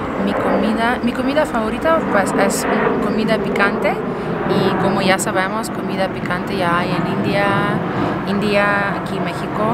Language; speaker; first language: Spanish; non-native, learner; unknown